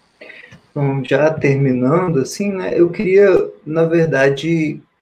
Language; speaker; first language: Portuguese; native; Portuguese